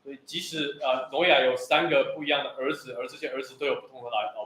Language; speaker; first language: Chinese; native; Chinese